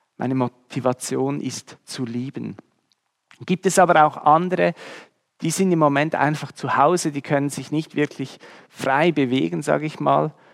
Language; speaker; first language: German; native; German